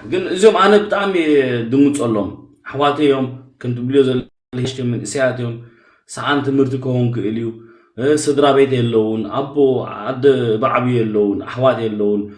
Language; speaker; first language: Tigrinya; early bilingual, heritage; Tigrinya